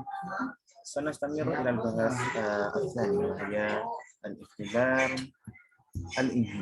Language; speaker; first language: Arabic; non-native, learner; Indonesian